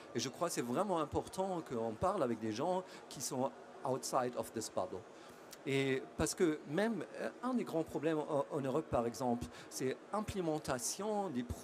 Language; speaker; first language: French; non-native, fluent; German